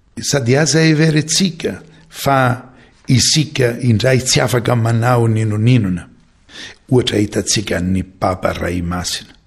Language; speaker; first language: Malagasy; non-native, fluent; Maltese